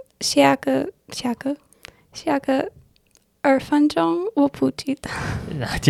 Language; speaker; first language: Chinese; non-native, learner; English